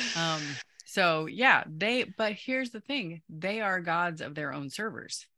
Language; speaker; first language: English; native; English